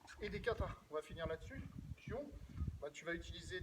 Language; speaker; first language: French; native; French